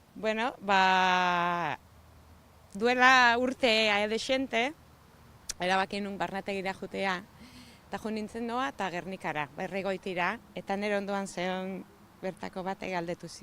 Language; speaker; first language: Basque; non-native, local second language; Spanish